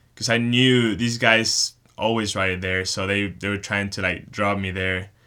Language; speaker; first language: English; non-native, fluent; Spanish